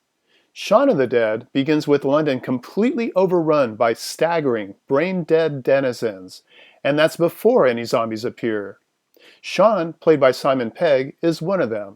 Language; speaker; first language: English; native; English